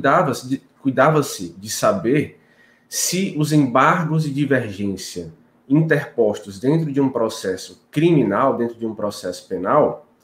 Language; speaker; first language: Portuguese; native; Portuguese